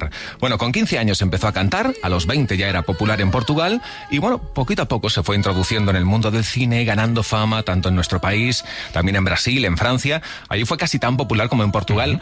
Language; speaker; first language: Spanish; native; Spanish